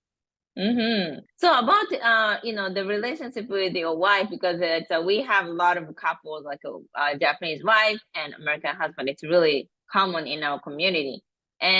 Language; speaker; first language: English; non-native, fluent; Japanese